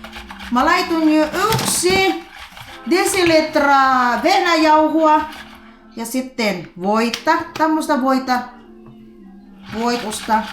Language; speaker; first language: Finnish; non-native, learner; Filipino